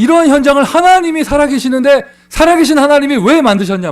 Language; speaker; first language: Korean; native; Korean